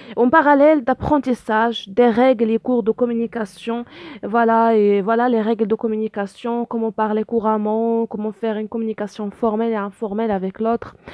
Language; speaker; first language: French; non-native, local second language; Arabic